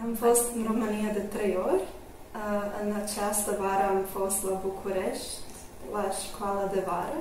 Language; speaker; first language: Romanian; non-native, learner; Croatian